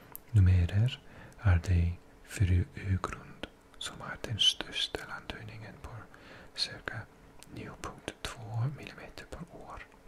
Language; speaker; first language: Swedish; non-native, learner; Welsh